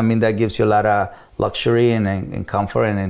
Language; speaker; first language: English; non-native, fluent; Spanish